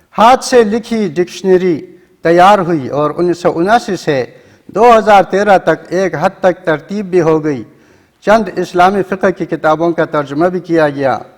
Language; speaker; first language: Urdu; non-native, local second language; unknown